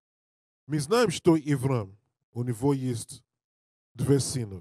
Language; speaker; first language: Russian; non-native, learner; English